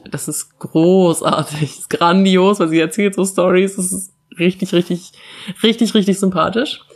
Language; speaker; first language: German; native; German